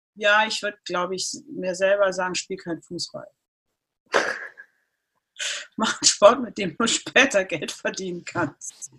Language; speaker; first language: German; native; German